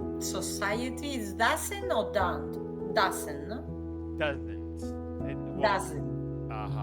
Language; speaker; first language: English; non-native, learner; Spanish